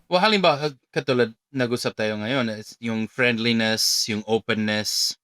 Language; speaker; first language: Filipino; non-native, fluent; English